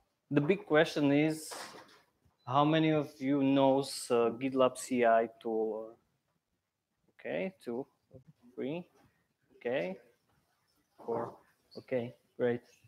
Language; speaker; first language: English; non-native, fluent; Slovak